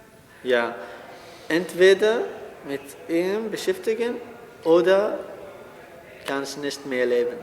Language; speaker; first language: German; non-native, learner; Arabic